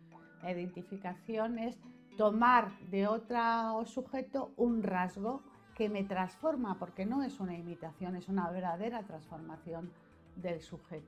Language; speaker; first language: Spanish; native; Spanish